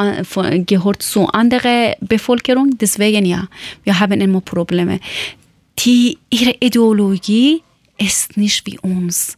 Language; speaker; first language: German; non-native, learner; Persian